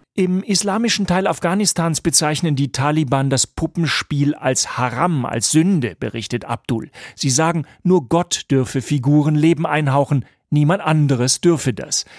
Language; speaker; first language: German; native; German